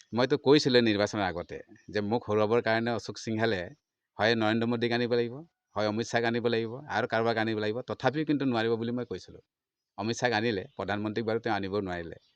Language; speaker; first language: Assamese; non-native, local second language; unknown